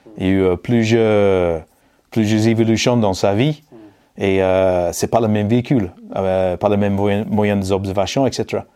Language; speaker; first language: French; non-native, fluent; English